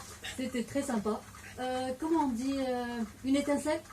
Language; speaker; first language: French; non-native, local second language; Arabic